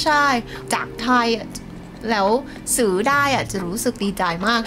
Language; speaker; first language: Thai; non-native, fluent; Vietnamese